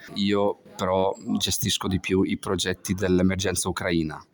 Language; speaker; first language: Italian; non-native, fluent; Albanian